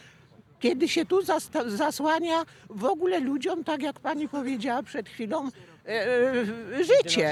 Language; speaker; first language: Polish; native; Polish